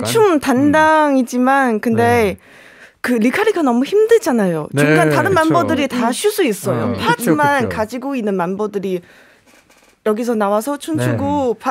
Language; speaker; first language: Korean; non-native, learner; Chinese